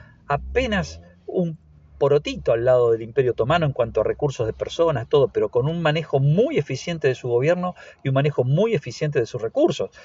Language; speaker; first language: Spanish; native; Spanish